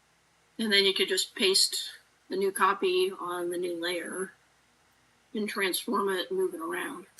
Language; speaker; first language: English; native; English